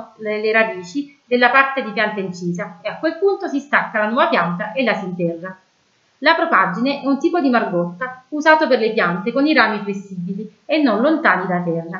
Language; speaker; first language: Italian; native; Italian